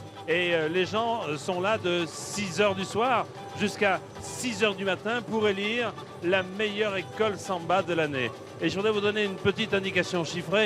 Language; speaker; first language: French; native; French